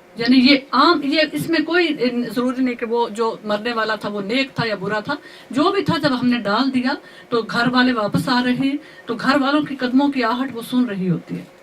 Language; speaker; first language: Urdu; native; Urdu